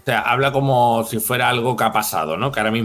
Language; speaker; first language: Spanish; native; Spanish